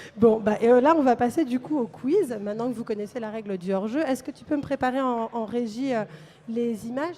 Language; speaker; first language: French; native; French